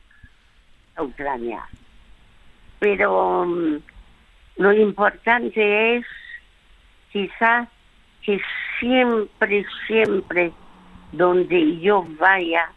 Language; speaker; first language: Spanish; early bilingual, other home language; French